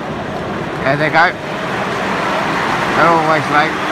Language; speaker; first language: English; native; English